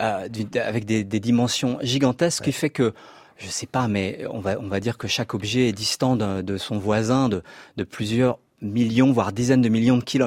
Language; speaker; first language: French; native; French